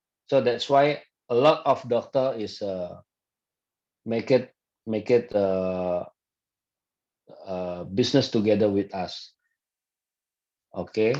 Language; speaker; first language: English; non-native, fluent; Indonesian